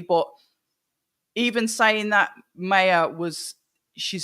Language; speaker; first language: English; native; English